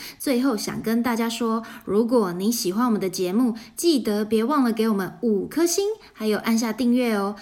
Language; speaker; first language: Chinese; native; Chinese